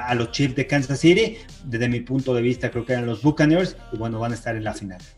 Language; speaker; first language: Spanish; native; Spanish